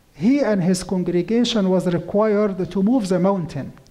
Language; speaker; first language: English; non-native, fluent; Arabic